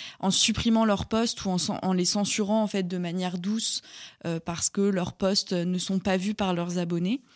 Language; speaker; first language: French; native; French